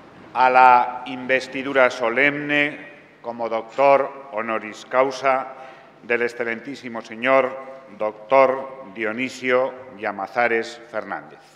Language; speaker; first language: Spanish; native; Spanish